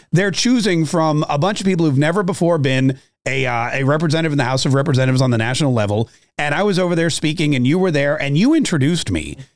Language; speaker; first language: English; native; English